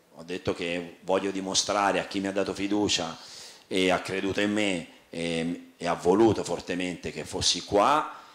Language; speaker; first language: Italian; native; Italian